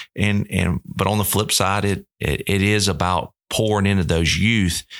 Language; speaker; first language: English; native; English